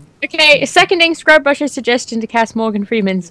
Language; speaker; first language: English; native; English